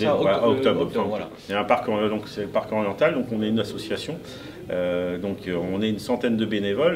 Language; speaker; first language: French; native; French